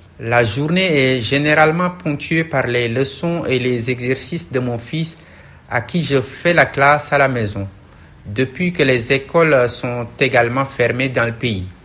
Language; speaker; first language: French; non-native, local second language; Wolof